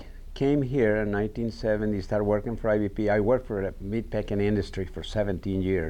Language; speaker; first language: English; non-native, learner; Spanish